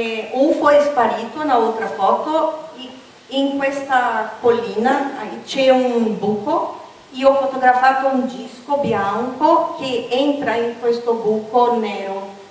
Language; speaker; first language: Italian; non-native, learner; Portuguese